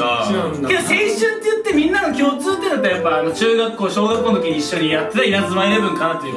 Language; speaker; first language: Japanese; native; Japanese